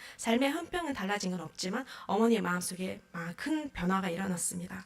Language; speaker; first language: Korean; non-native, fluent; Mongolian